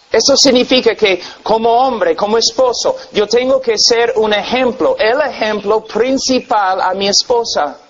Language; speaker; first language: Spanish; non-native, fluent; English